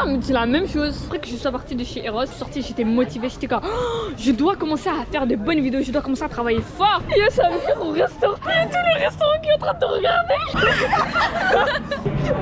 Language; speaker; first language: French; native; French